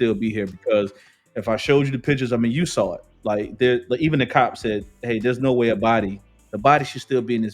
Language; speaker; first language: English; native; English